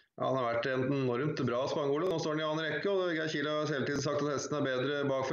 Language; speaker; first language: Norwegian; native; Norwegian